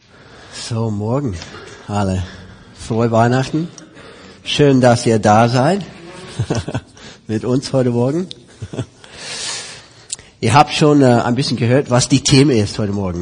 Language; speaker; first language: German; non-native, fluent; English